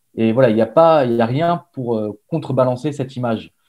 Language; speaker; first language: French; native; French